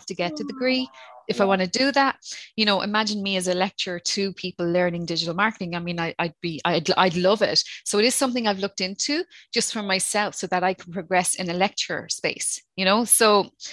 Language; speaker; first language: English; native; English